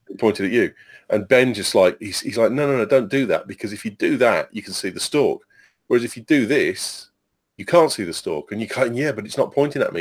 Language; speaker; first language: English; native; English